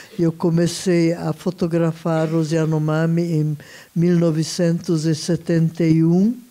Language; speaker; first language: Portuguese; non-native, fluent; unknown